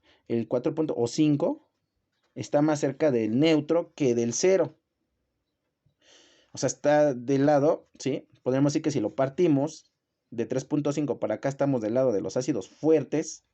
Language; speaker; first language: Spanish; native; Spanish